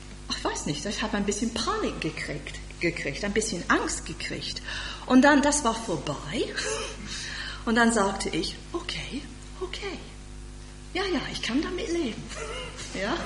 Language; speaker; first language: German; non-native, fluent; English